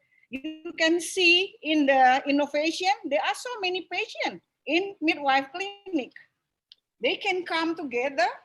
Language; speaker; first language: English; non-native, local second language; Indonesian